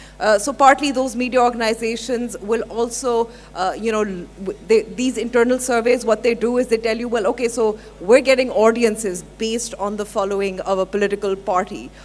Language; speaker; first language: English; non-native, local second language; Urdu